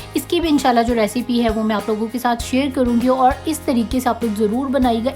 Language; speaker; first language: Urdu; native; Urdu